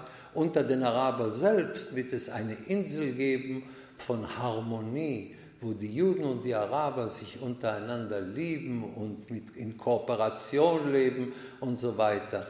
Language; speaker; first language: German; non-native, fluent; Hebrew